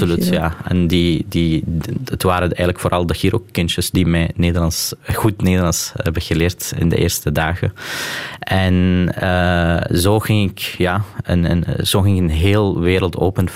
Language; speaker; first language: Dutch; non-native, local second language; Arabic